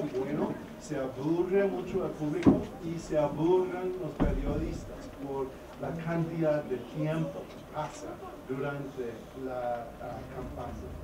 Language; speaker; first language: Spanish; non-native, fluent; English